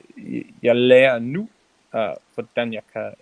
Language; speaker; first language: Danish; non-native, learner; English